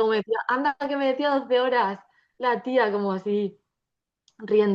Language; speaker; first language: Spanish; native; Spanish